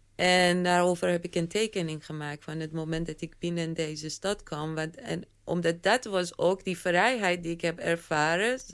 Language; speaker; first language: Dutch; non-native, fluent; Persian